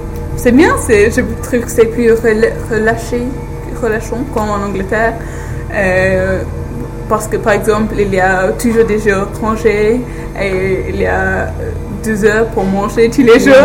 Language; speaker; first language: French; non-native, fluent; English